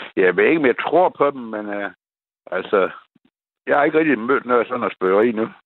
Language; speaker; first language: Danish; native; Danish